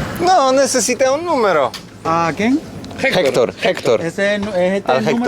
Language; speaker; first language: Spanish; non-native, learner; Polish